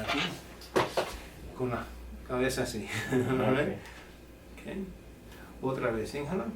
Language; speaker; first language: Spanish; early bilingual, heritage; English